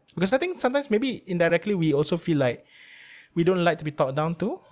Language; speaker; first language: English; non-native, local second language; Malay